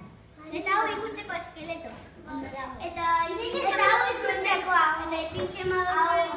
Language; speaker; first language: Basque; non-native, local second language; Spanish